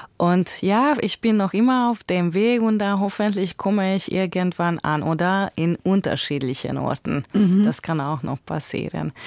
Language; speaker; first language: German; non-native, fluent; Hungarian